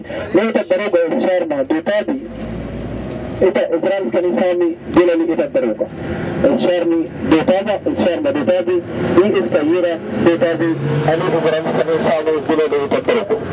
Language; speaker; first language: Russian; non-native, fluent; Arabic